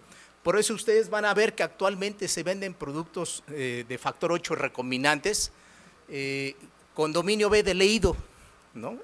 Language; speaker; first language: Spanish; native; Spanish